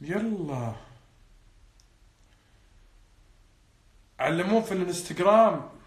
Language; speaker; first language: Arabic; native; Arabic